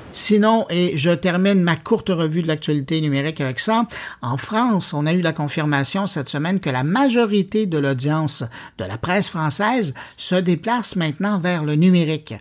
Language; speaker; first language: French; native; French